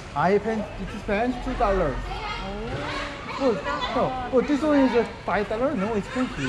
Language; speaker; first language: English; non-native, learner; Korean